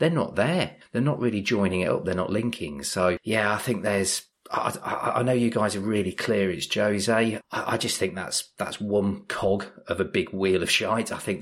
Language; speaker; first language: English; native; English